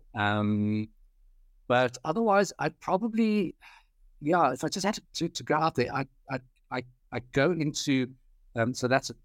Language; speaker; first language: English; native; English